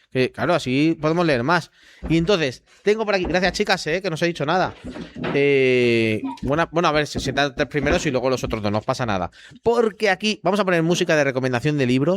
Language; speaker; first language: Spanish; native; Spanish